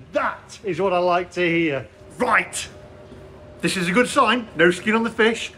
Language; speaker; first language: English; native; English